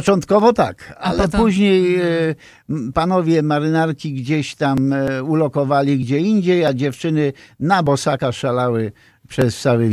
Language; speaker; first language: Polish; native; Polish